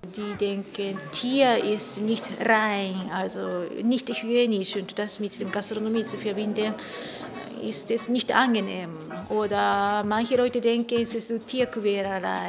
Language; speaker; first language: German; non-native, fluent; Japanese